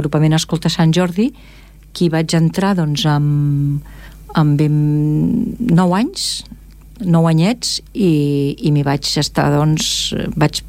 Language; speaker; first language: Catalan; native; Catalan